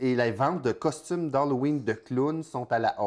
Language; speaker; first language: French; native; French